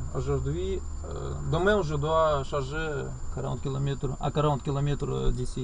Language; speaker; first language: French; non-native, learner; Russian